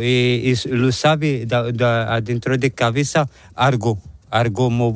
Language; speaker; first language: Spanish; non-native, learner; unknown